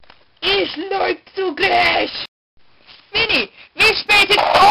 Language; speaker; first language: German; non-native, learner; English